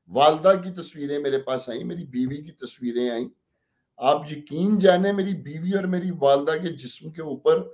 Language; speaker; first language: Urdu; non-native, local second language; Punjabi